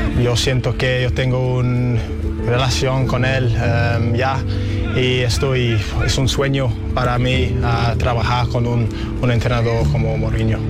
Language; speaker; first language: Spanish; non-native, fluent; English